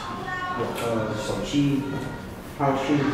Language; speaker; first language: Chinese; non-native, learner; Vietnamese